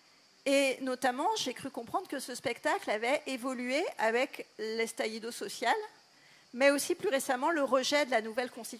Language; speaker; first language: French; native; French